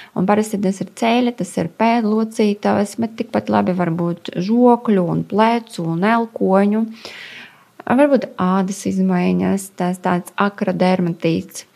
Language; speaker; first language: Latvian; non-native, local second language; Russian